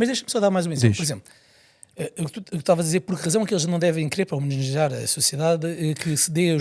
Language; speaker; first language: Portuguese; native; Portuguese